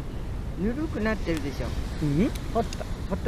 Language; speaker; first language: Japanese; native; Japanese